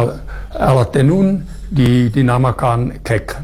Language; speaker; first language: Indonesian; non-native, fluent; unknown